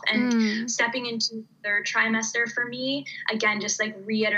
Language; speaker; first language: English; native; English